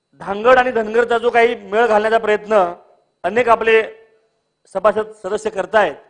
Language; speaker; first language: Marathi; native; Marathi